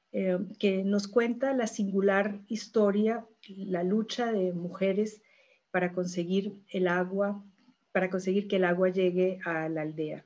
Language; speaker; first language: Spanish; native; Spanish